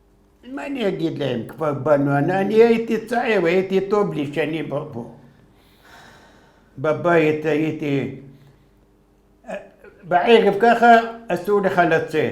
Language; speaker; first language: Hebrew; non-native, fluent; Arabic